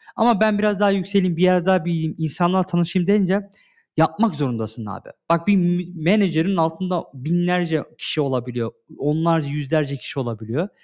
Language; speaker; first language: Turkish; early bilingual, heritage; Turkish